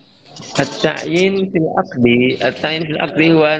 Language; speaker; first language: Arabic; non-native, fluent; Indonesian